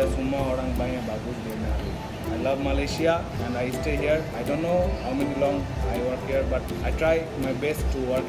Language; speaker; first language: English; non-native, learner; Bangla